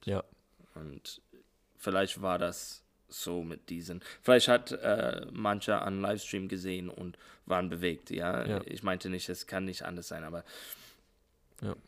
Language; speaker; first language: German; non-native, learner; English